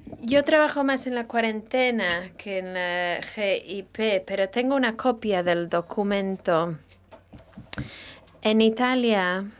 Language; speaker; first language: Spanish; non-native, fluent; Italian